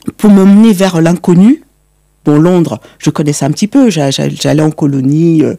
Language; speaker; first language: French; native; French